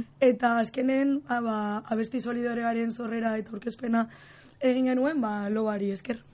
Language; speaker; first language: Basque; non-native, local second language; Spanish